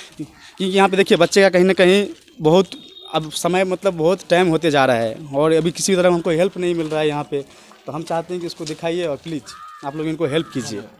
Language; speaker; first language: Hindi; native; Hindi